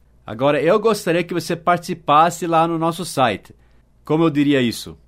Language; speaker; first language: Portuguese; non-native, fluent; English